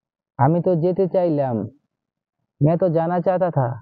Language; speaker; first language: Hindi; non-native, learner; Bangla